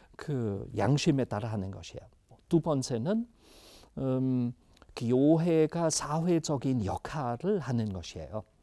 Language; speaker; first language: Korean; non-native, fluent; German